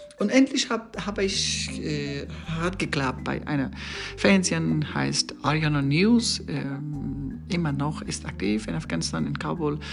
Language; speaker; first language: German; non-native, learner; Persian